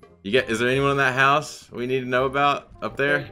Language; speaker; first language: English; native; English